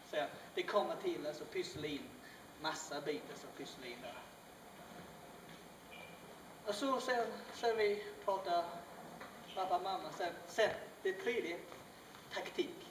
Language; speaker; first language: Swedish; non-native, learner; Chinese